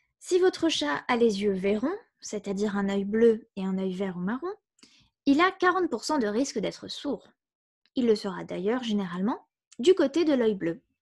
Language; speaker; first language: French; native; French